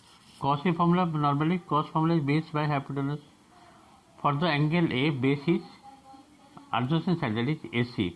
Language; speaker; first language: English; non-native, local second language; Bangla